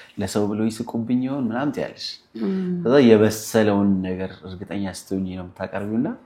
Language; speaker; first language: Amharic; native; Amharic